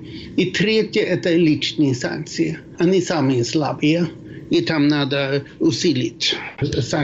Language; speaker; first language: Russian; non-native, fluent; Swedish